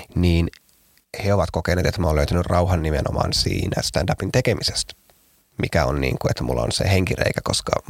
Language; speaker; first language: Finnish; native; Finnish